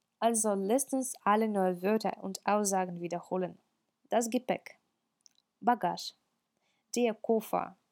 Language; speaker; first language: German; non-native, fluent; Russian